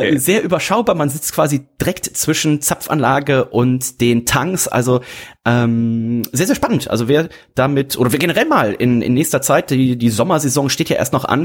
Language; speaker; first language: German; native; German